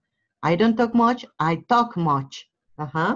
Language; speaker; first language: English; non-native, learner; Spanish